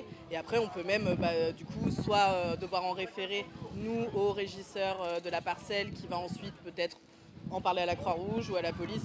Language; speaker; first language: French; native; French